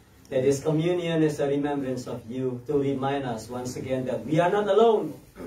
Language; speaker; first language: English; non-native, fluent; Indonesian